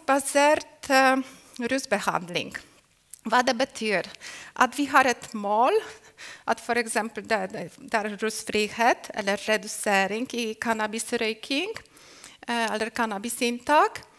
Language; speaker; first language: Norwegian; non-native, fluent; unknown